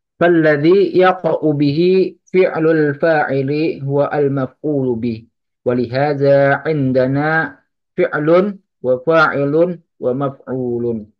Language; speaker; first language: Arabic; non-native, learner; Indonesian